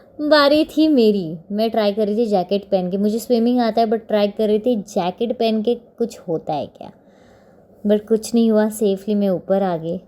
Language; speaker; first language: Hindi; non-native, local second language; Marathi